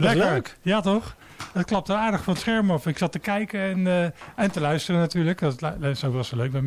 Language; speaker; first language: Dutch; native; Dutch